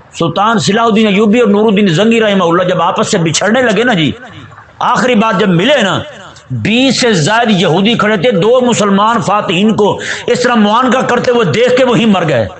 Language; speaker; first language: Urdu; non-native, local second language; Punjabi